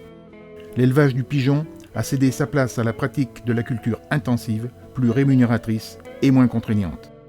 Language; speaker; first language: French; native; French